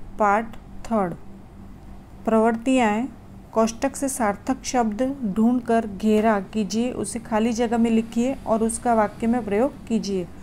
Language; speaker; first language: Hindi; non-native, local second language; Gujarati